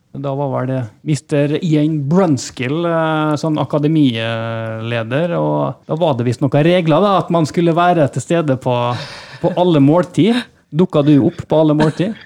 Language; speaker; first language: Norwegian; native; Norwegian